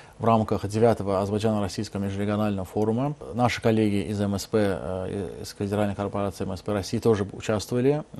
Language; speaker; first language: Russian; non-native, local second language; Azerbaijani